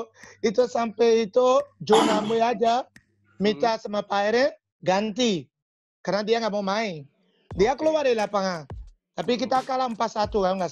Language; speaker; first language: Indonesian; non-native, fluent; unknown